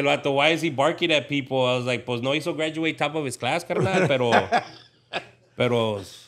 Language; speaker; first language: English; early bilingual, other home language; Spanish